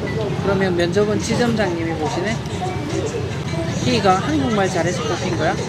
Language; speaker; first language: Korean; native; Korean